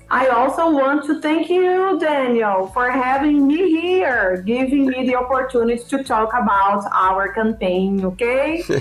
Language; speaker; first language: English; non-native, fluent; Portuguese